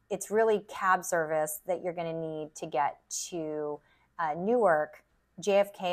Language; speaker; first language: English; native; English